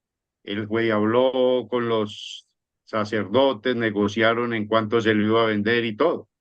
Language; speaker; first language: Spanish; native; Spanish